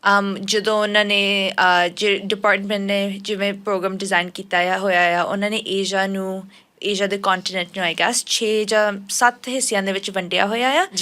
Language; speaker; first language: Punjabi; early bilingual, heritage; Punjabi